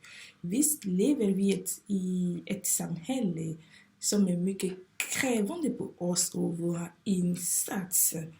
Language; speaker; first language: Swedish; non-native, fluent; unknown